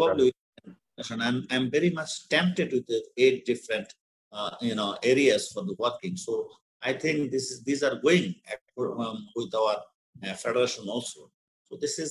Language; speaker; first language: English; non-native, local second language; Bangla